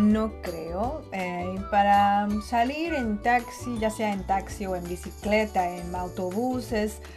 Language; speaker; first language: Spanish; non-native, fluent; Chinese